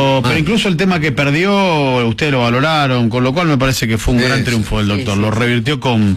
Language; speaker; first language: Spanish; native; Spanish